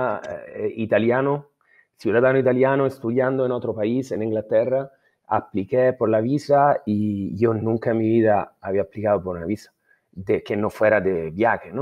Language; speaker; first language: Spanish; non-native, fluent; Italian